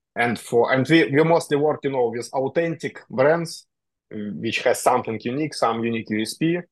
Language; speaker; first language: English; non-native, fluent; Russian